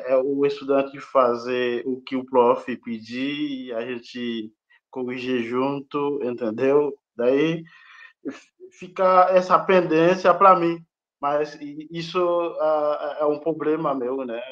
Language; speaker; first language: Portuguese; non-native, fluent; Haitian Creole